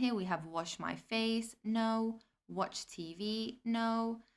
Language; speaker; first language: English; non-native, fluent; Turkish